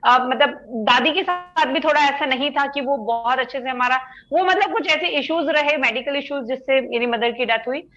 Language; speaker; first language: Hindi; native; Hindi